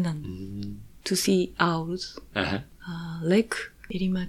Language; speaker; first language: English; non-native, learner; Japanese